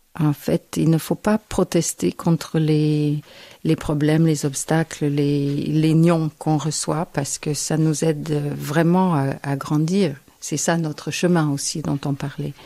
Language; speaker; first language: French; non-native, fluent; English